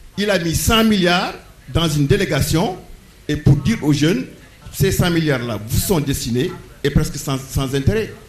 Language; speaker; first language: French; non-native, local second language; Wolof